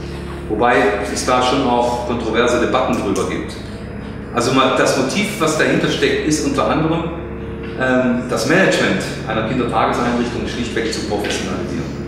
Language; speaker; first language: German; native; German